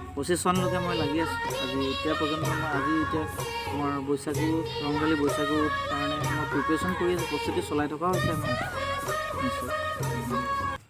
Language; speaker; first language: Assamese; non-native, local second language; Bodo